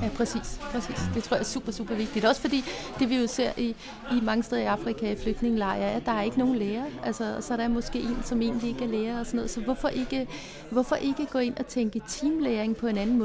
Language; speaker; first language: Danish; native; Danish